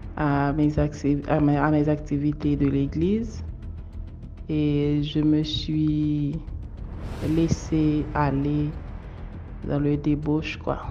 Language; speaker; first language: French; non-native, local second language; Haitian Creole